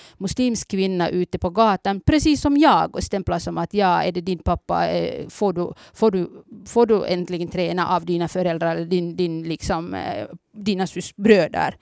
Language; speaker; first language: Swedish; early bilingual, other home language; Somali